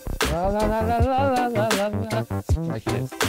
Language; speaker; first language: English; non-native, learner; Korean